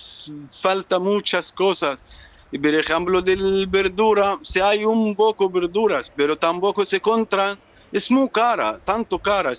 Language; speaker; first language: Spanish; non-native, learner; Arabic